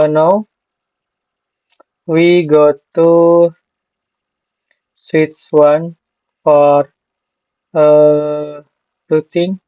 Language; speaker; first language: English; non-native, learner; Indonesian